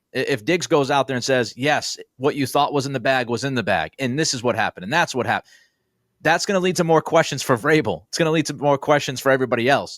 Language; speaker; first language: English; native; English